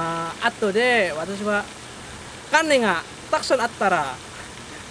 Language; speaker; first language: Japanese; non-native, learner; Indonesian